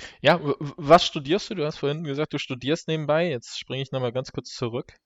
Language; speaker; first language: German; native; German